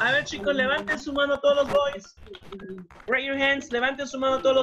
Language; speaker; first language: Spanish; native; Spanish